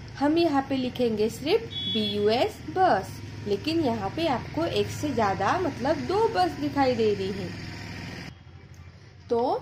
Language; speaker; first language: Hindi; non-native, local second language; Marathi